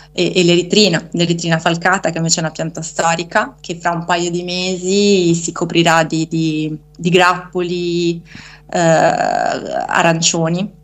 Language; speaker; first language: Italian; native; Italian